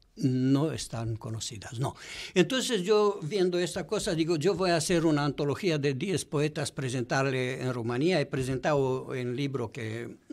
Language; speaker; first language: Spanish; non-native, fluent; Romanian